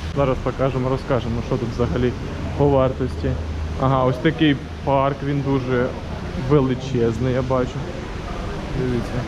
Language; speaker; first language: Ukrainian; non-native, local second language; Russian